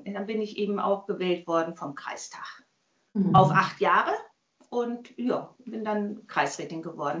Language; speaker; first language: German; native; German